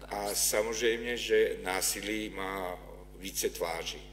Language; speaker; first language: Czech; non-native, fluent; Ukrainian